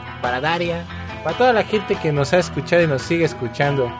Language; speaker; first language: Spanish; native; Spanish